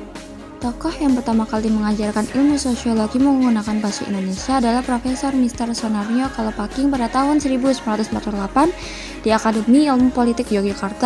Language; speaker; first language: Indonesian; native; Indonesian